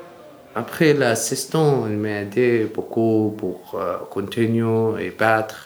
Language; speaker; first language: French; non-native, learner; Arabic